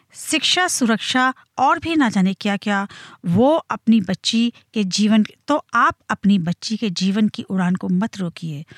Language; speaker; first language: Hindi; native; Hindi